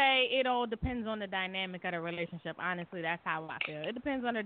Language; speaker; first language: English; native; English